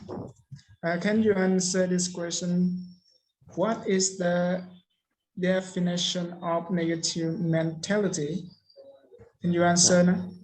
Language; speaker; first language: English; non-native, learner; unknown